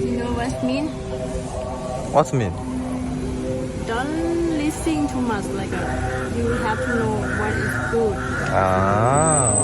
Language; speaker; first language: English; non-native, learner; Thai